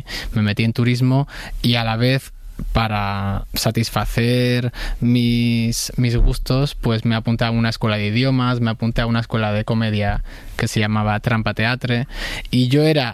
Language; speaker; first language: Spanish; native; Spanish